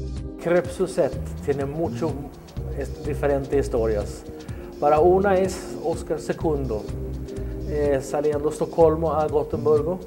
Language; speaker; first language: Spanish; non-native, learner; Swedish